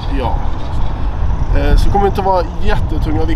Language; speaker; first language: Swedish; native; Swedish